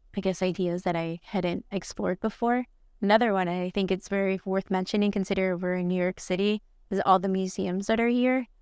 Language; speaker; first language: English; early bilingual, other home language; Spanish